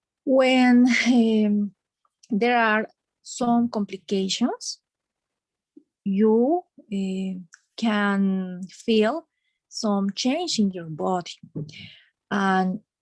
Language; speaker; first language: English; non-native, learner; Spanish